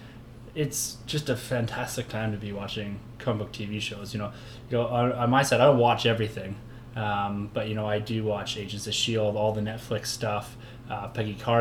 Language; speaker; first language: English; native; English